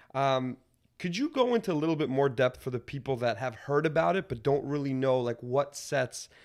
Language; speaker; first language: English; native; English